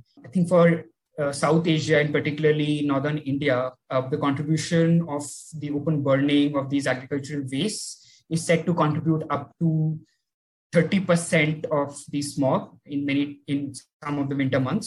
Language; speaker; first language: English; non-native, local second language; Hindi